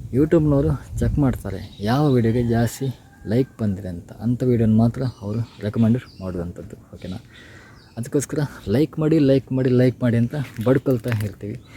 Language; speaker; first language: Kannada; non-native, local second language; Tulu